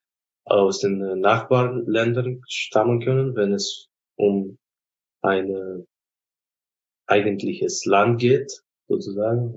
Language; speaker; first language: German; non-native, fluent; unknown